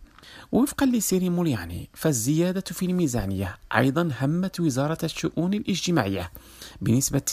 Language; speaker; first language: Arabic; non-native, fluent; Indonesian